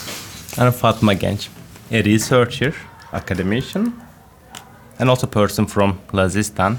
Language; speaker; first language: English; non-native, fluent; Turkish